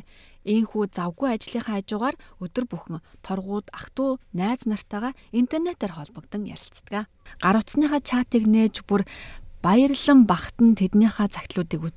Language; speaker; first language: Mongolian; native; Mongolian